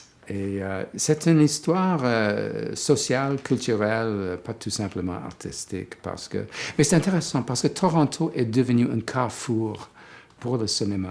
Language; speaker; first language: French; non-native, fluent; English